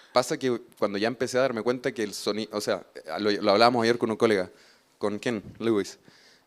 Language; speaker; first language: Spanish; native; Spanish